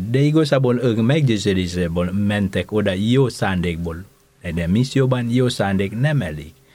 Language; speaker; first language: Hungarian; non-native, fluent; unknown